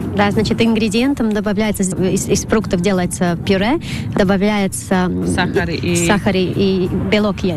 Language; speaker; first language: Russian; non-native, local second language; Latvian